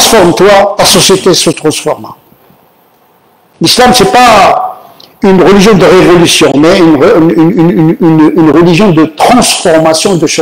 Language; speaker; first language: French; native; French